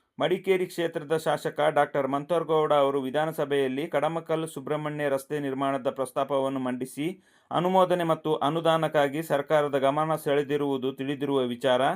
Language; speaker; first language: Kannada; non-native, local second language; Kodava